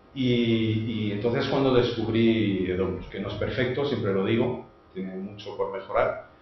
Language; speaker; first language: Spanish; non-native, fluent; French